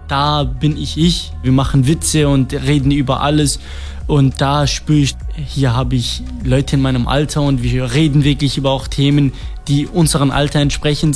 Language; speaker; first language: German; non-native, fluent; Kurdish